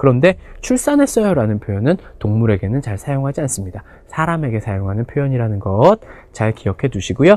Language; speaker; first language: Korean; native; Korean